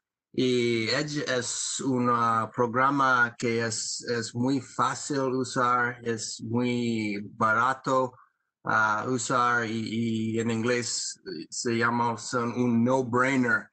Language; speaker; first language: Spanish; non-native, learner; English